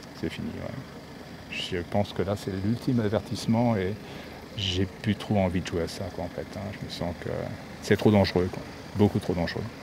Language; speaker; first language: French; native; French